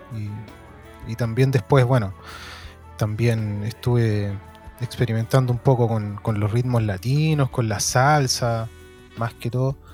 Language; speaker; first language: Spanish; native; Spanish